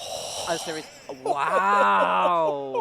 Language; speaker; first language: English; native; English